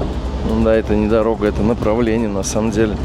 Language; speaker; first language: Russian; native; Russian